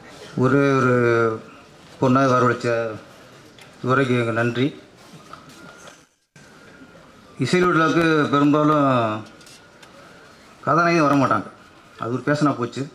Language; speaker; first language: Tamil; native; Tamil